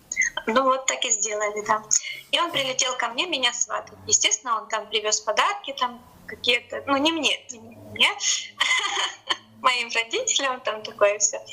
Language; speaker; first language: Russian; native; Russian